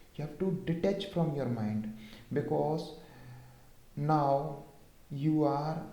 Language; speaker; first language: English; non-native, local second language; Hindi